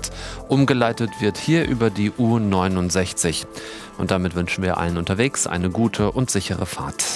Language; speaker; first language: German; native; German